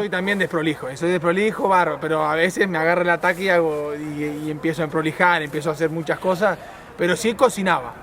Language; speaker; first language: Spanish; native; Spanish